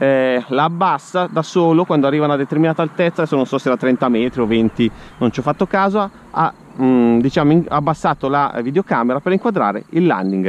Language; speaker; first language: Italian; native; Italian